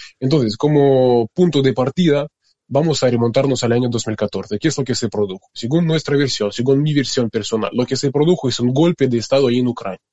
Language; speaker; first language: Spanish; non-native, fluent; Russian